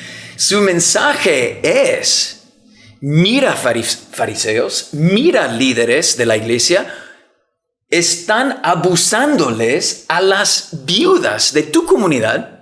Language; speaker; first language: Spanish; non-native, fluent; English